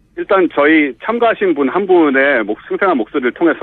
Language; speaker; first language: Korean; native; Korean